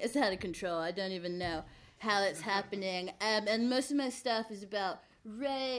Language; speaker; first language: English; native; English